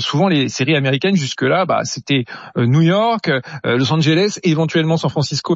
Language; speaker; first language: French; native; French